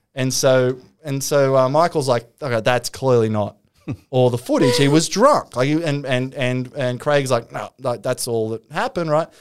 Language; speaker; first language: English; native; English